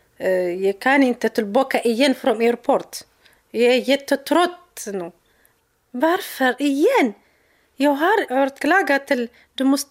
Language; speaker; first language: Swedish; non-native, learner; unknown